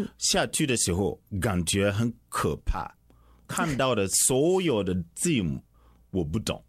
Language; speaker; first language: Chinese; non-native, fluent; English